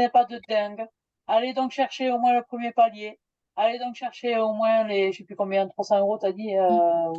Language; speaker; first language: French; native; French